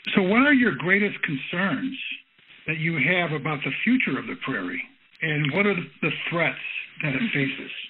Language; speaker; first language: English; native; English